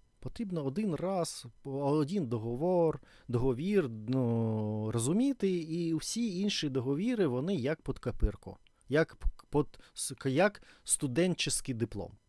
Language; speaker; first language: Ukrainian; non-native, learner; Russian